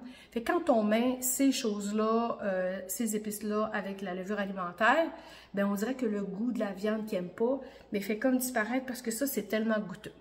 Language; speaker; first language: French; native; French